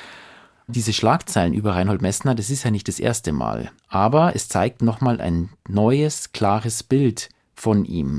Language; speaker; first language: German; native; German